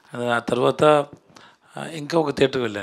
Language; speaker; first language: Telugu; non-native, learner; Tamil